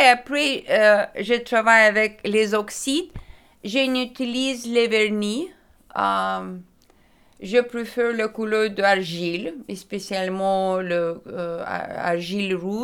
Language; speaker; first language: French; non-native, learner; Lithuanian